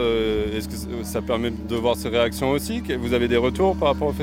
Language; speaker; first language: French; native; French